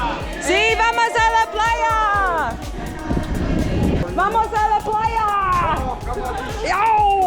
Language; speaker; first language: Spanish; non-native, learner; English